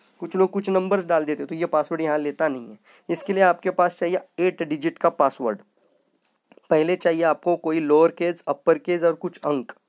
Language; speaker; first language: Hindi; non-native, local second language; Marathi